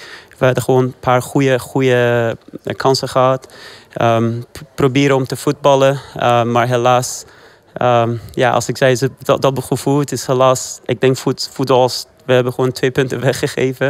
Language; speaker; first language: Dutch; non-native, fluent; Persian